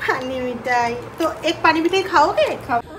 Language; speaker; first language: Hindi; non-native, local second language; Bangla